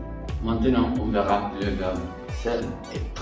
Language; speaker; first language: French; non-native, fluent; Spanish